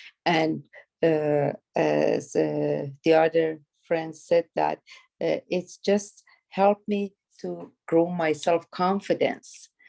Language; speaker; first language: English; non-native, learner; Persian